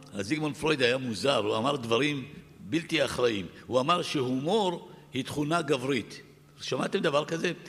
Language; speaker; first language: Hebrew; early bilingual, other home language; Arabic